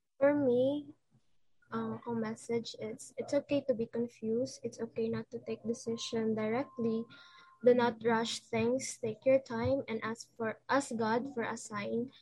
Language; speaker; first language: English; non-native, local second language; Cebuano